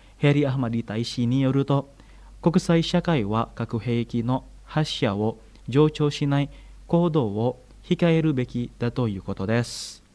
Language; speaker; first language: Japanese; non-native, fluent; Indonesian